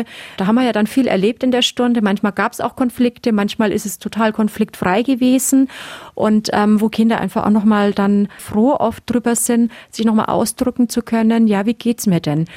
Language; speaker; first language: German; native; German